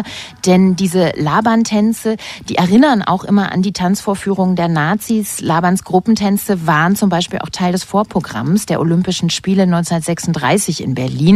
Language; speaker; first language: German; native; German